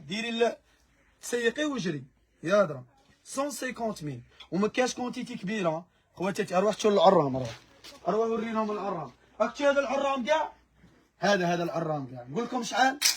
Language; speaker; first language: Arabic; native; Arabic